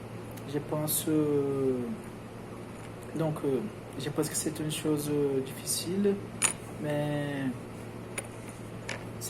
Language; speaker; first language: French; non-native, learner; Portuguese